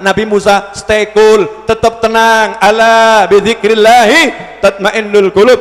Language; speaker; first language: Indonesian; native; Indonesian